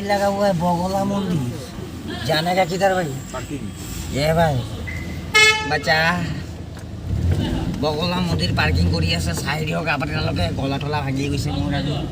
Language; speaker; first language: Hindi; non-native, local second language; Assamese